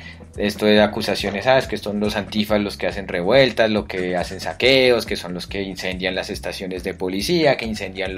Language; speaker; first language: Spanish; native; Spanish